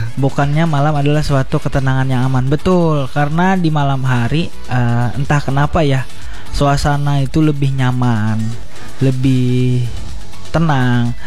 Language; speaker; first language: Indonesian; native; Indonesian